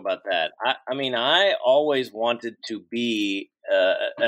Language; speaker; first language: English; native; English